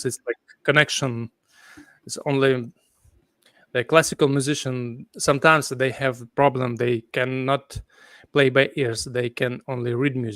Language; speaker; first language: English; non-native, fluent; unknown